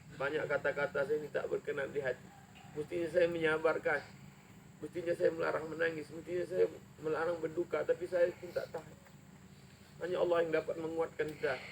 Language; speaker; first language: Indonesian; native; Indonesian